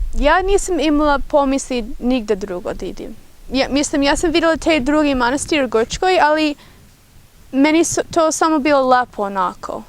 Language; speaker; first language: Bosnian; non-native, fluent; English